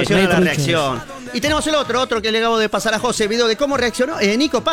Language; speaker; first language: Spanish; native; Spanish